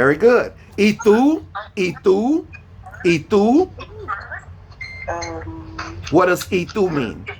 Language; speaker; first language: Spanish; non-native, fluent; English